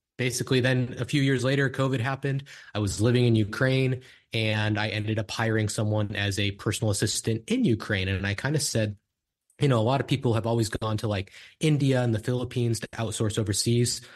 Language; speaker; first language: English; native; English